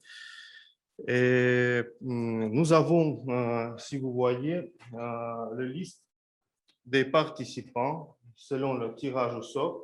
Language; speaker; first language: French; non-native, fluent; Russian